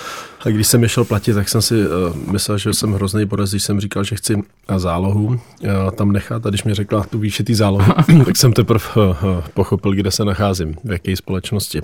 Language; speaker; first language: Czech; native; Czech